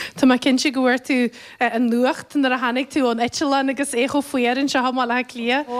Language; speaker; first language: Irish; native; Irish